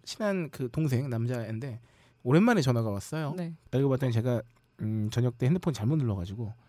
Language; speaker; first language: Korean; native; Korean